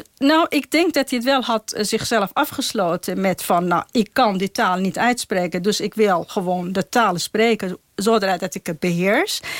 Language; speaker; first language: Dutch; non-native, fluent; Persian